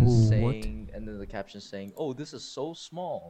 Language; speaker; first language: English; non-native, fluent; Korean